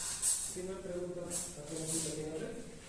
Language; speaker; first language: Spanish; native; Spanish